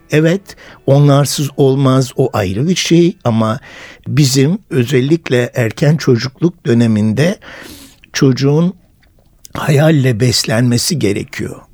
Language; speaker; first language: Turkish; native; Turkish